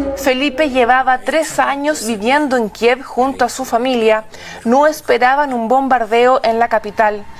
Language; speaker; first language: Spanish; native; Spanish